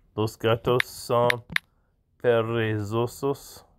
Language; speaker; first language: Spanish; non-native, learner; English